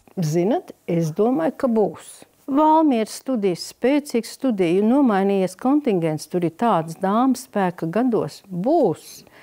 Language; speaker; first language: Latvian; native; Latvian